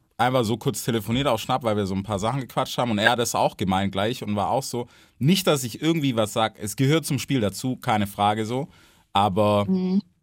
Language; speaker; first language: German; early bilingual, other home language; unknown